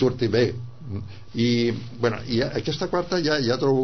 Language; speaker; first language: Catalan; non-native, fluent; Spanish